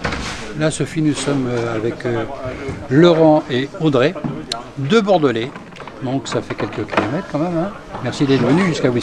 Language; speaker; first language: French; native; French